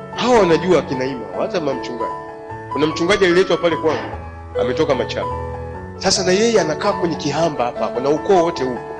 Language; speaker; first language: Swahili; native; Swahili